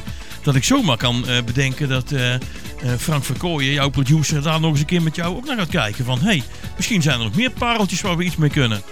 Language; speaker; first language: Dutch; native; Dutch